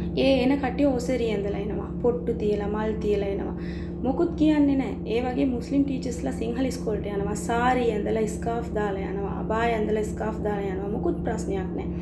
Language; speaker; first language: Sinhala; non-native, local second language; Tamil